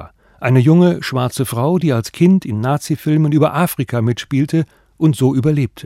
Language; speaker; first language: German; native; German